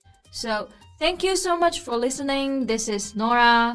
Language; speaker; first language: English; non-native, fluent; Chinese